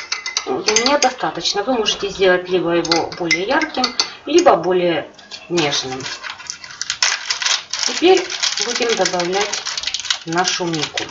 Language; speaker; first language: Russian; native; Russian